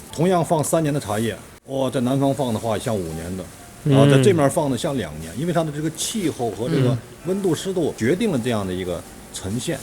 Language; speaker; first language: Chinese; native; Chinese